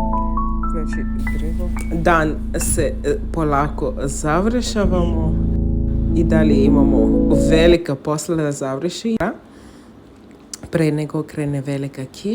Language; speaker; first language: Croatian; non-native, learner; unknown